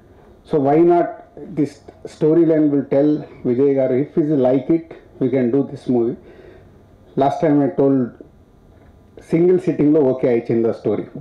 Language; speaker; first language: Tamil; non-native, learner; Telugu